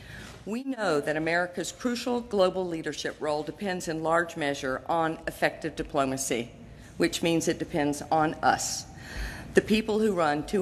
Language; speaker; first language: English; native; English